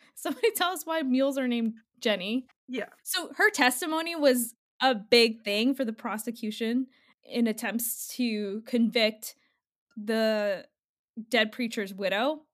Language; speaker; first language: English; native; English